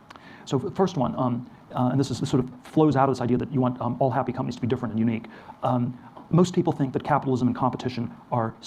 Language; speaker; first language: English; native; English